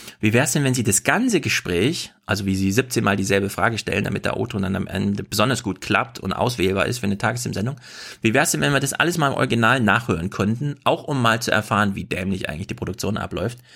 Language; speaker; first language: German; native; German